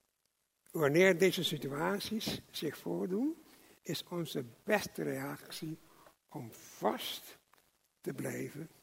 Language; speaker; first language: Dutch; non-native, local second language; English